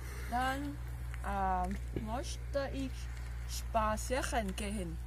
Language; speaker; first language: German; non-native, learner; Thai